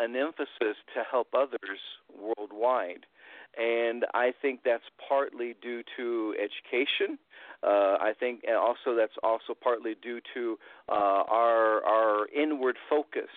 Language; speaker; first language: English; native; English